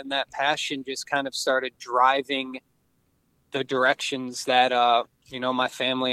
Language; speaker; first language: English; native; English